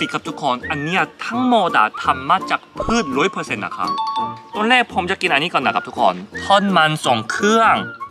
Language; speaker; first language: Thai; non-native, fluent; Korean